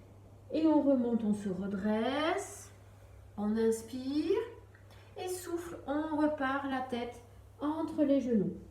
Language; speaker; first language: French; native; French